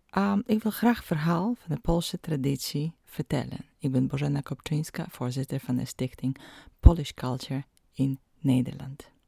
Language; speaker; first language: Dutch; non-native, fluent; Polish